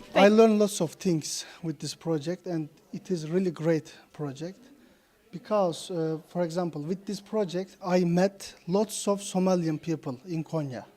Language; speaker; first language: English; non-native, fluent; Turkish